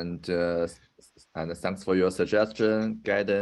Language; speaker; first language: English; non-native, fluent; Chinese